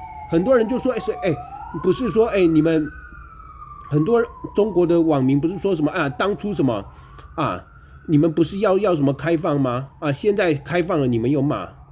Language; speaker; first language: Chinese; native; Chinese